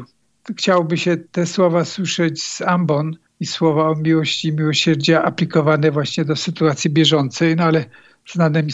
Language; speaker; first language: Polish; native; Polish